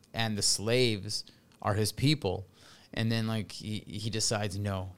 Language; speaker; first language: English; early bilingual, other home language; Russian